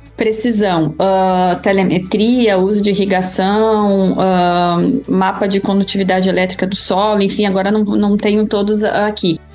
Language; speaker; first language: Portuguese; native; Portuguese